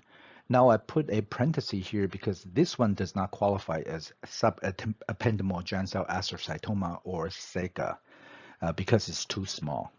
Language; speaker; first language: English; non-native, fluent; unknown